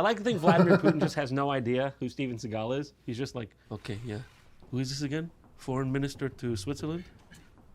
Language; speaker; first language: English; native; English